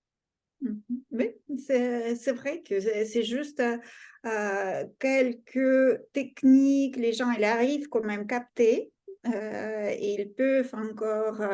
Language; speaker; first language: French; non-native, fluent; Russian